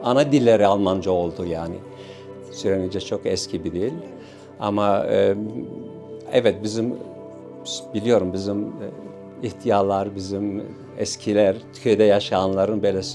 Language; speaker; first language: Turkish; non-native, local second language; Syriac